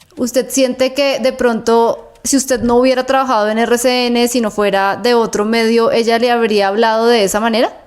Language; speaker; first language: Spanish; native; Spanish